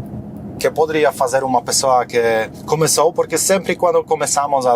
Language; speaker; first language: Portuguese; non-native, fluent; Polish